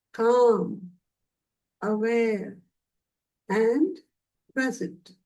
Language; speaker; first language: English; non-native, local second language; Hindi